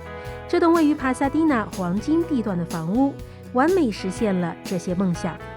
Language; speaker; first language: Chinese; native; Chinese